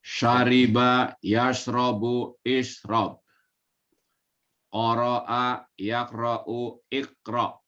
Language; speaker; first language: Arabic; non-native, learner; Indonesian